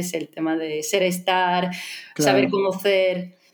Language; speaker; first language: Spanish; non-native, fluent; Russian